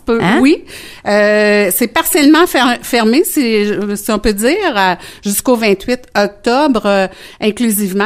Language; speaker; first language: French; native; French